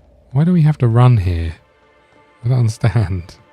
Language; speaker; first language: English; native; English